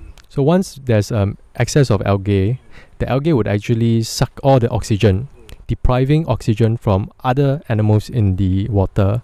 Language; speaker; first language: English; non-native, local second language; Chinese